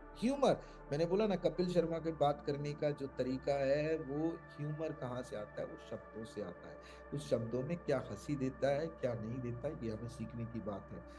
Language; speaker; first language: Hindi; non-native, local second language; Malayalam